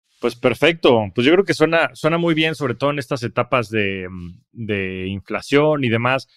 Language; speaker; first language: Spanish; native; Spanish